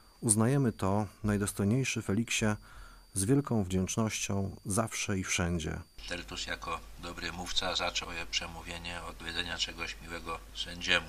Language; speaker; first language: Polish; native; Polish